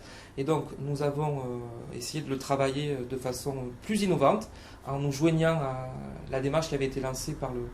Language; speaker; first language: French; native; French